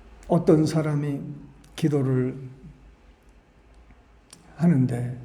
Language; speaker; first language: Korean; native; Korean